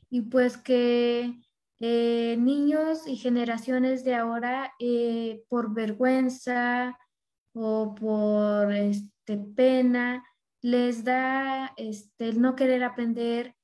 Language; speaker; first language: Spanish; non-native, local second language; Nahuatl languages